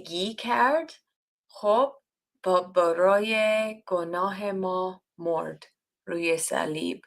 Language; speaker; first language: Persian; non-native, learner; English